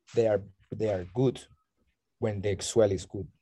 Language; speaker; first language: English; non-native, fluent; Spanish